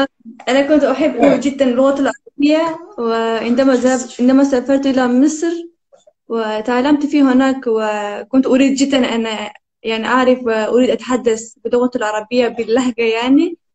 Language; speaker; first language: Arabic; non-native, learner; Turkish